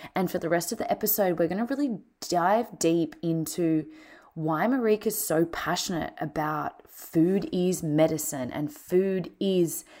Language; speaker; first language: English; native; English